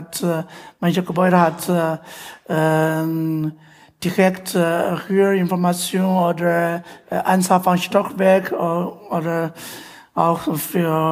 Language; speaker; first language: German; non-native, learner; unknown